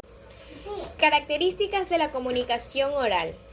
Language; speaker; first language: Spanish; native; Spanish